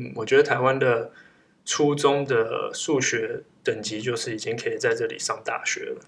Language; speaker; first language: Chinese; early bilingual, heritage; Chinese